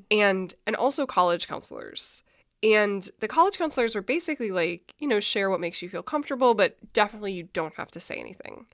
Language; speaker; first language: English; native; English